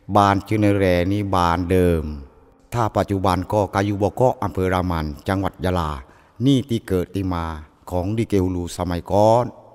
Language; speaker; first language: Thai; non-native, local second language; Malay